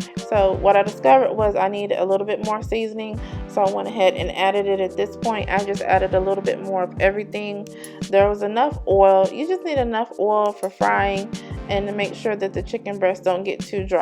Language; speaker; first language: English; native; English